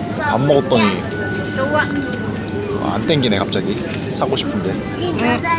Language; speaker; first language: Korean; native; Korean